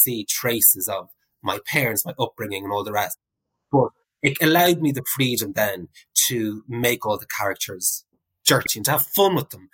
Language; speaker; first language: English; native; English